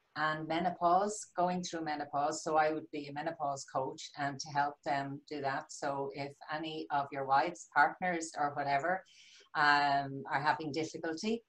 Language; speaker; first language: English; native; English